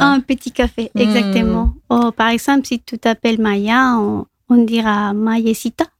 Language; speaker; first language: French; non-native, fluent; Spanish